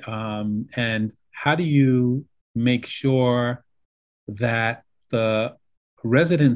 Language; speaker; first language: English; native; English